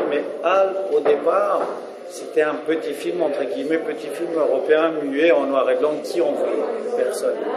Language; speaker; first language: French; non-native, fluent; Romanian